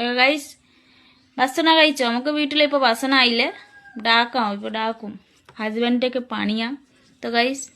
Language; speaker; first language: Malayalam; non-native, learner; Bangla